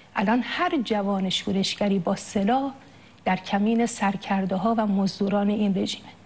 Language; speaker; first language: Persian; native; Persian